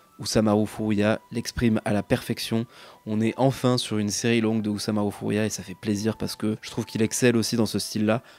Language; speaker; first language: French; native; French